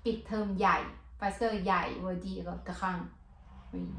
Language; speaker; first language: French; non-native, fluent; Thai